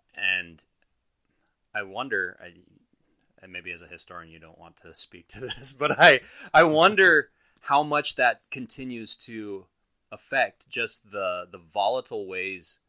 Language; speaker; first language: English; native; English